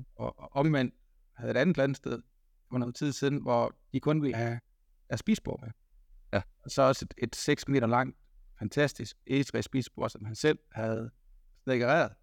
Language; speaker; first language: Danish; native; Danish